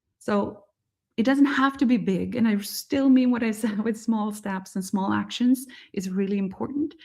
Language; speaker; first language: English; non-native, fluent; Swedish